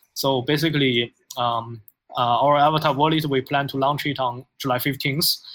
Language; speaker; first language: English; non-native, fluent; Chinese